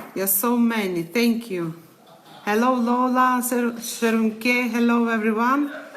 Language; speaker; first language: English; non-native, learner; Ukrainian